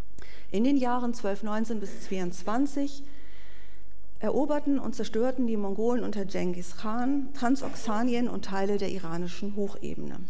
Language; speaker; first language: German; native; German